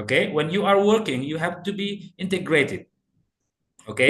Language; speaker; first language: English; non-native, fluent; Indonesian